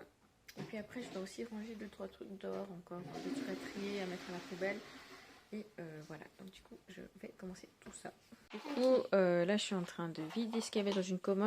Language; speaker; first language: French; native; French